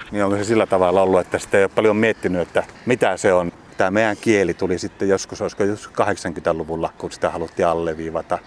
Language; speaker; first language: Finnish; native; Finnish